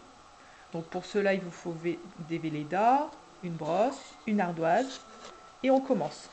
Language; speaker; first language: French; native; French